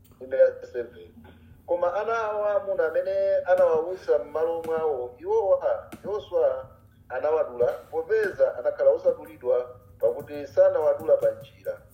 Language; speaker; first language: Nyanja; non-native, local second language; Tumbuka